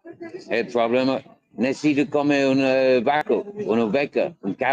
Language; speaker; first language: Spanish; non-native, learner; English